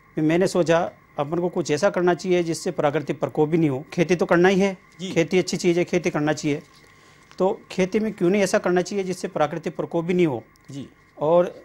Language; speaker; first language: Hindi; native; Hindi